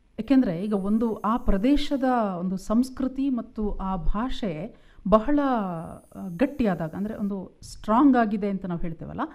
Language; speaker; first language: Kannada; non-native, local second language; Kodava